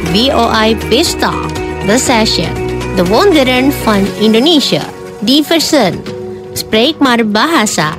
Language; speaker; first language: Dutch; non-native, fluent; Indonesian